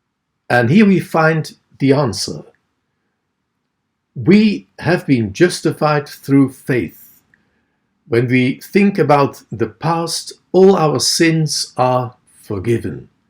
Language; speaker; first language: English; non-native, fluent; Dutch